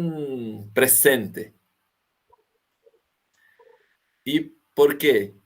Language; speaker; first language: Spanish; non-native, fluent; Portuguese